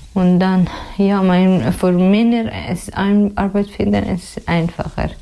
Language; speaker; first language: German; non-native, learner; Persian